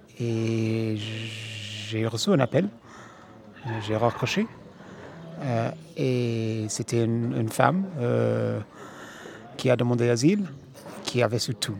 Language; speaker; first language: French; non-native, fluent; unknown